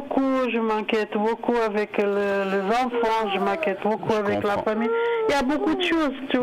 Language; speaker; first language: French; non-native, learner; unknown